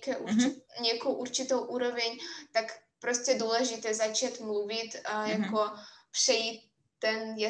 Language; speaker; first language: Czech; non-native, fluent; Russian